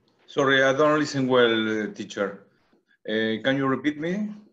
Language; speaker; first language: English; non-native, learner; Spanish